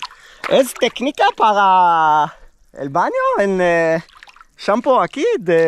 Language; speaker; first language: Spanish; non-native, learner; English